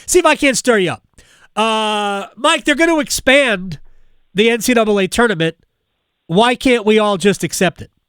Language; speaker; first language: English; native; English